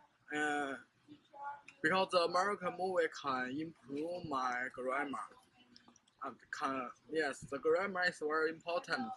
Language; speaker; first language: English; non-native, learner; Chinese